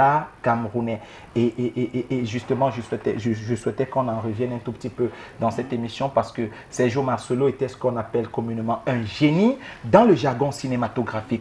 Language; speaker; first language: French; native; French